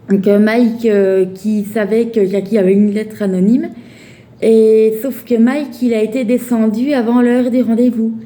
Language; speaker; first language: French; native; French